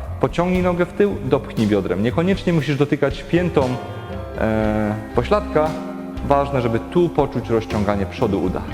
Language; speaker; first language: Polish; native; Polish